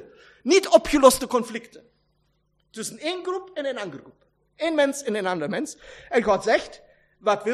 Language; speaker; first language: Dutch; non-native, fluent; German